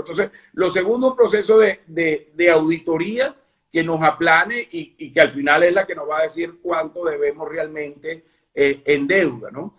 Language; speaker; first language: Spanish; native; Spanish